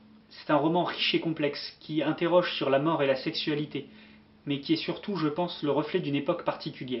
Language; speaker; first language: French; native; French